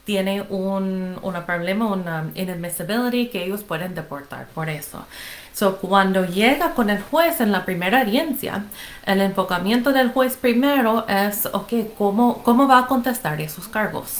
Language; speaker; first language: Spanish; non-native, fluent; English